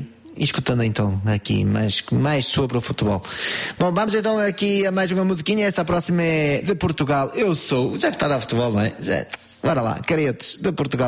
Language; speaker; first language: Portuguese; native; Portuguese